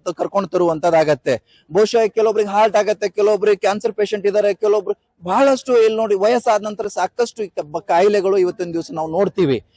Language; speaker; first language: Kannada; non-native, local second language; Lambadi